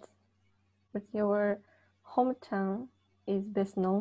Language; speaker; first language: English; non-native, learner; Japanese